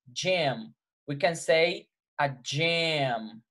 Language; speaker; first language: English; non-native, fluent; Portuguese